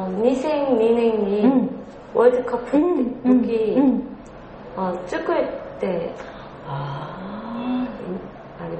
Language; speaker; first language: Japanese; non-native, learner; Korean